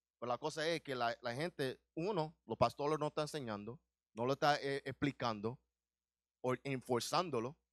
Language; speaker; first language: Spanish; early bilingual, heritage; Spanish